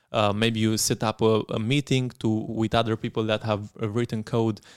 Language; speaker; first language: English; non-native, fluent; Romanian